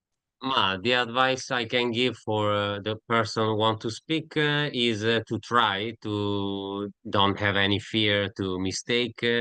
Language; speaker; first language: English; non-native, learner; Italian